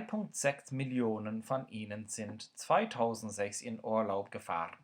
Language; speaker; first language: German; non-native, fluent; Irish